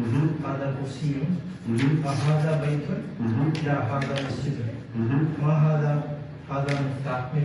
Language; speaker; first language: Arabic; non-native, learner; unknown